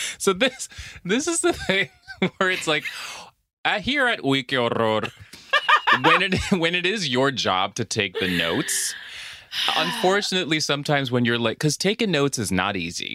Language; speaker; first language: English; native; English